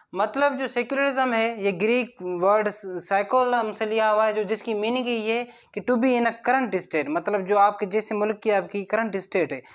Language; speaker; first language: Urdu; non-native, local second language; Sindhi